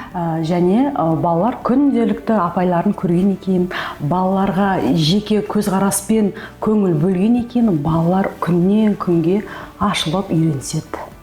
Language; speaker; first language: Kazakh; native; Kazakh